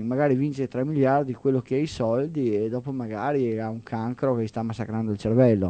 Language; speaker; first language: Italian; native; Italian